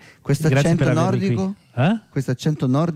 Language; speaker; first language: Italian; native; Italian